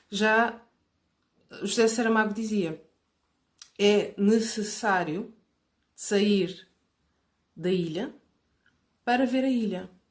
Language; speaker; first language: Portuguese; native; Portuguese